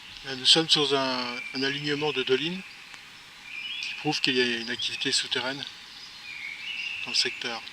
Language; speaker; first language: French; native; French